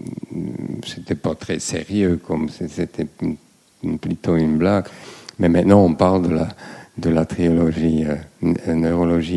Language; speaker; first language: French; non-native, fluent; German